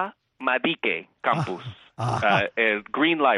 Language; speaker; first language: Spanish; non-native, fluent; English